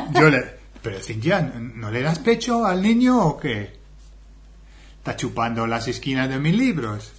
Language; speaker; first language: Spanish; non-native, fluent; English